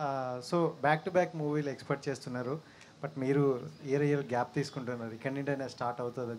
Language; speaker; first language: Telugu; native; Telugu